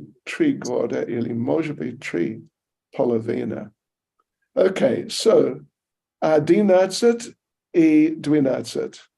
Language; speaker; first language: Russian; non-native, learner; English